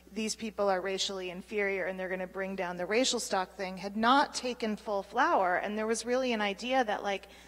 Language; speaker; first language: English; native; English